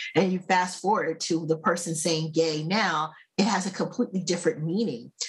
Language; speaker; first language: English; native; English